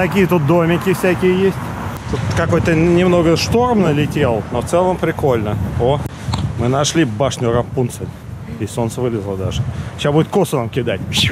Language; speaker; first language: Russian; native; Russian